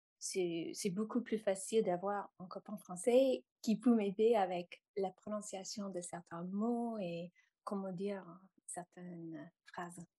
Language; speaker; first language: French; non-native, fluent; English